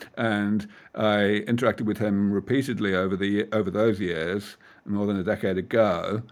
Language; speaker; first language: English; native; English